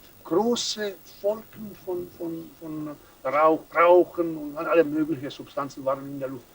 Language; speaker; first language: German; non-native, fluent; Serbian